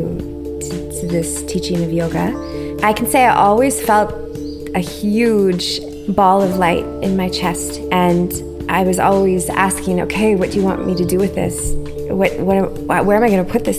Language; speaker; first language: English; native; English